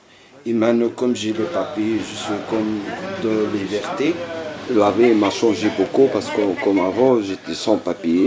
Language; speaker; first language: French; non-native, learner; Arabic